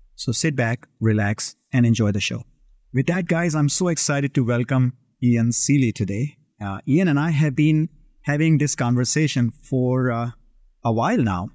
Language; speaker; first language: English; non-native, local second language; Hindi